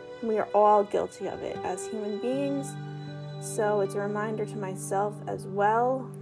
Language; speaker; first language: English; native; English